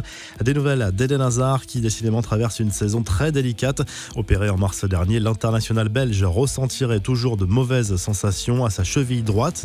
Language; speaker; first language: French; native; French